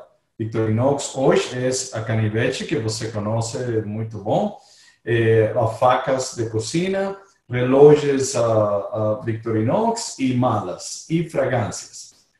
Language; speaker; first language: Portuguese; non-native, fluent; Spanish